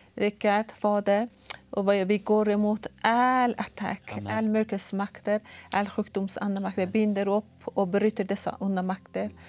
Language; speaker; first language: Swedish; non-native, fluent; Persian